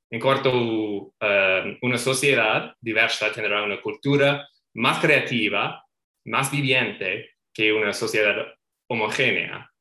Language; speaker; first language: Spanish; non-native, fluent; English